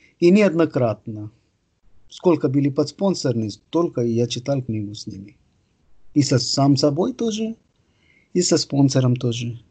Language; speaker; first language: Russian; non-native, fluent; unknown